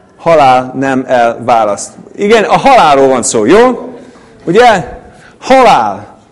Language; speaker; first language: Hungarian; non-native, fluent; English